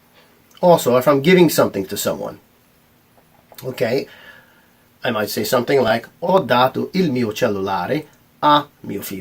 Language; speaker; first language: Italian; non-native, fluent; English